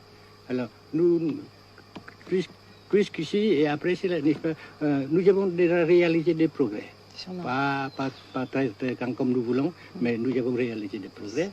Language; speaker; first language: French; non-native, local second language; Vietnamese